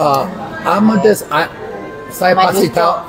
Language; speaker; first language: Indonesian; non-native, learner; English